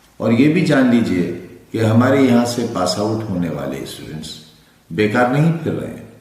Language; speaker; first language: Urdu; native; Urdu